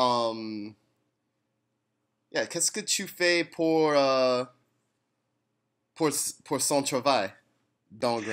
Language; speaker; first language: French; non-native, learner; English